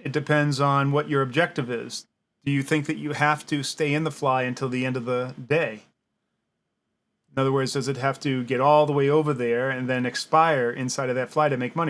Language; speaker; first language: English; native; English